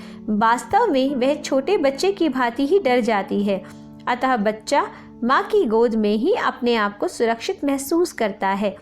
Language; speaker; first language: Hindi; native; Hindi